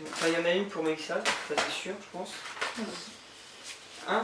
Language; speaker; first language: French; native; French